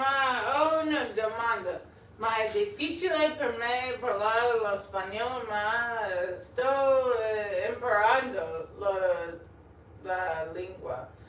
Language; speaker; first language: Italian; non-native, learner; English